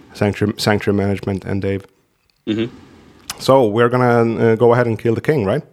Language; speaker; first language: English; non-native, fluent; Swedish